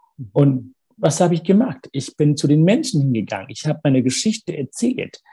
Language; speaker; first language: German; early bilingual, other home language; Tamil